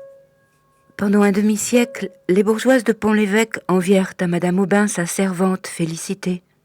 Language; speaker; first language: French; native; French